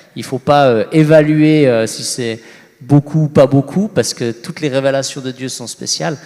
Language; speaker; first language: French; native; French